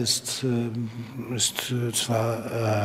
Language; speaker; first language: German; non-native, learner; Polish